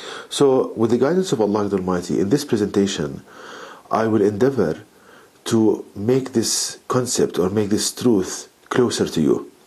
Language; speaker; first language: English; non-native, fluent; Arabic